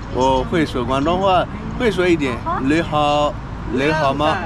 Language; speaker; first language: Chinese; non-native, learner; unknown